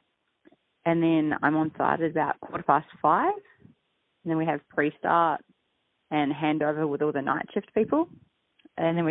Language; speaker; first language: English; native; English